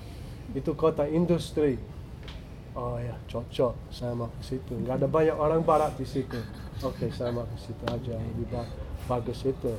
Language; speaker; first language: Indonesian; non-native, fluent; English